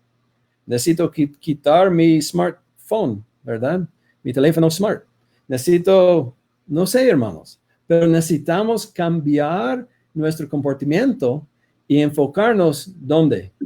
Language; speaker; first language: Spanish; non-native, fluent; English